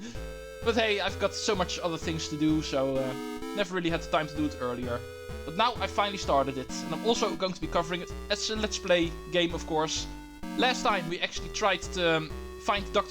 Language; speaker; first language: English; non-native, fluent; Dutch